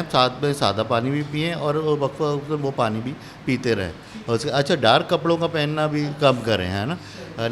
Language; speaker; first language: Urdu; native; Urdu